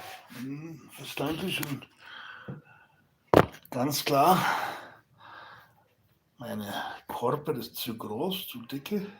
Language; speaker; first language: German; non-native, learner; Spanish